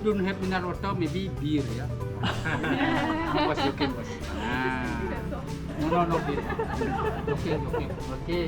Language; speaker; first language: English; non-native, learner; Indonesian